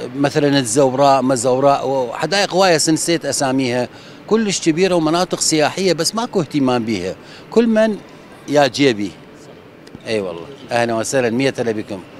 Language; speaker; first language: Arabic; native; Arabic